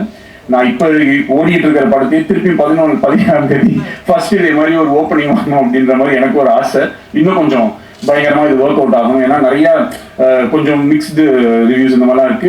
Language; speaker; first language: Tamil; native; Tamil